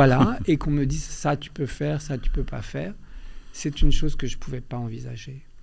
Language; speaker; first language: French; early bilingual, other home language; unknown